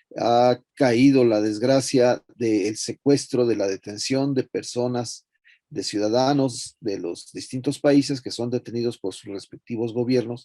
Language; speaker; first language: Spanish; native; Spanish